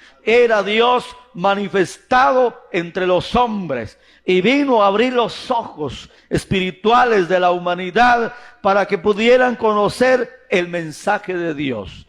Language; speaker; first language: Spanish; native; Spanish